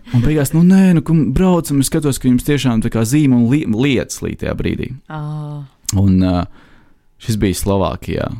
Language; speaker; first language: Latvian; native; Latvian